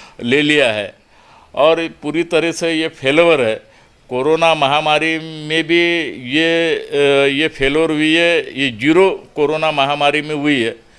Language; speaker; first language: Hindi; non-native, local second language; Marathi